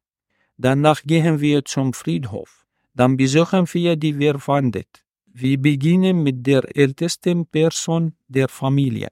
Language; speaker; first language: German; non-native, learner; Arabic